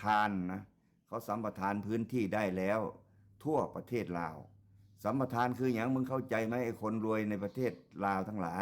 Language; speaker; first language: Thai; non-native, local second language; Lao